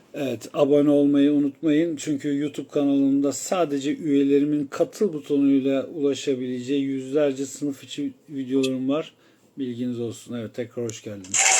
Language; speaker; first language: Turkish; native; Turkish